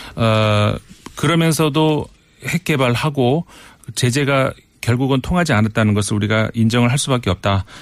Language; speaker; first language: Korean; native; Korean